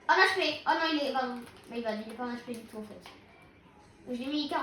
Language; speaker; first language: French; native; French